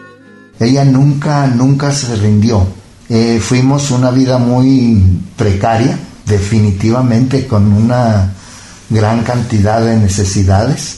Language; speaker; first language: Spanish; native; Spanish